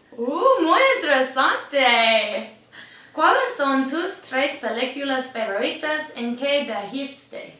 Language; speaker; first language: Spanish; non-native, learner; English